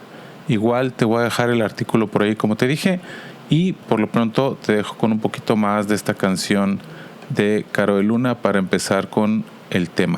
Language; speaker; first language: Spanish; native; Spanish